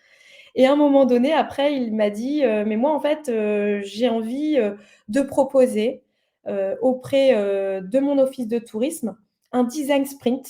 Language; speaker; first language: French; native; French